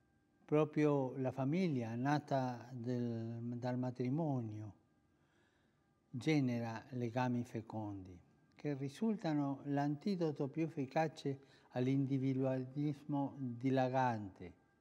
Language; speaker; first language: Italian; non-native, fluent; Spanish